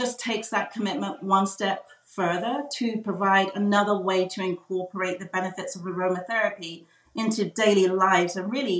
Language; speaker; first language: English; native; English